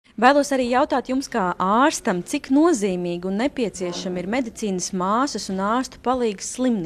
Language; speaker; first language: Latvian; native; Latvian